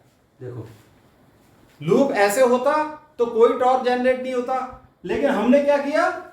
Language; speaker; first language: Hindi; native; Hindi